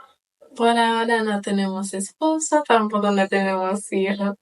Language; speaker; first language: Spanish; non-native, local second language; Haitian Creole